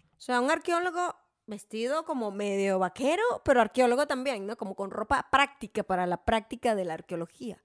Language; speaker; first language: Spanish; native; Spanish